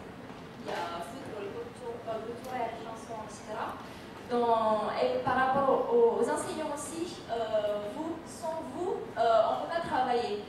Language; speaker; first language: French; non-native, fluent; Indonesian